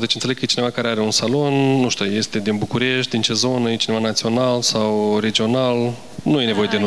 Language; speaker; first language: Romanian; native; Romanian